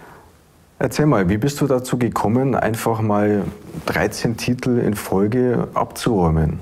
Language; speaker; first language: German; native; German